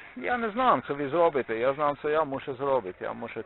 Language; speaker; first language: Polish; non-native, learner; Slovenian